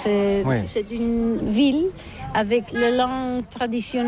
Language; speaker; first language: French; non-native, learner; Catalan